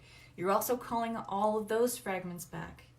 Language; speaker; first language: English; native; English